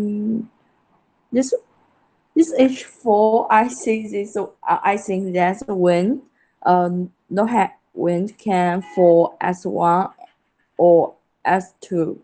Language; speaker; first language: English; non-native, learner; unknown